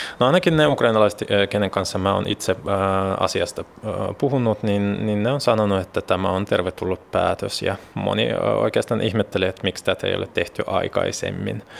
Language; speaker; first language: Finnish; early bilingual, other home language; Russian